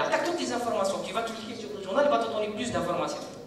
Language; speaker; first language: French; non-native, local second language; Arabic